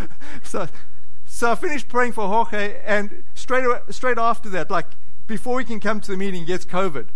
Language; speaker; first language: English; native; English